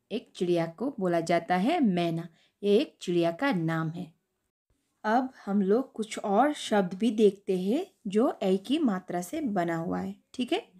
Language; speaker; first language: Hindi; native; Hindi